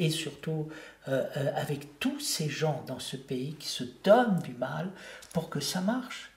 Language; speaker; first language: French; native; French